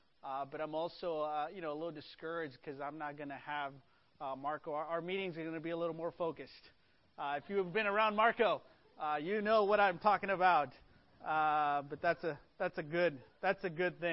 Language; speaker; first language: English; early bilingual, other home language; Spanish